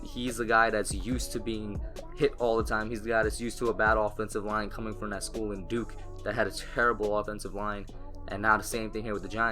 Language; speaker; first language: English; native; English